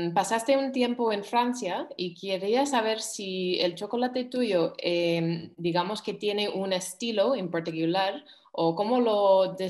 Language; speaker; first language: Spanish; non-native, fluent; English